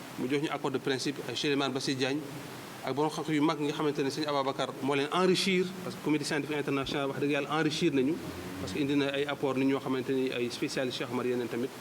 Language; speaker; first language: Wolof; non-native, local second language; Fula